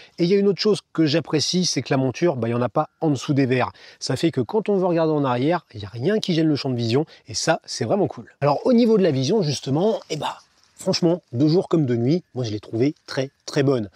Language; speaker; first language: French; native; French